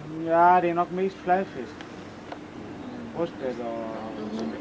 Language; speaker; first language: Danish; native; Danish